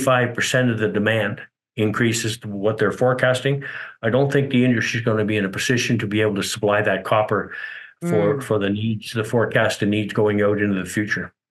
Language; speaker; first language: English; native; English